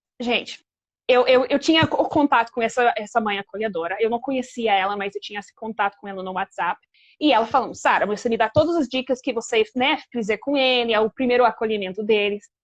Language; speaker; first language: Portuguese; non-native, fluent; English